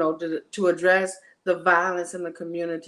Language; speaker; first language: English; native; English